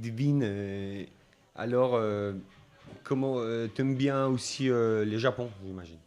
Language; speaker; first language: French; non-native, fluent; Spanish